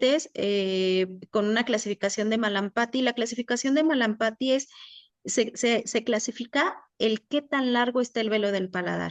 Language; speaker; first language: Spanish; native; Spanish